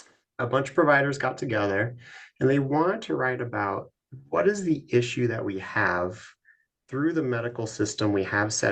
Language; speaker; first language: English; native; English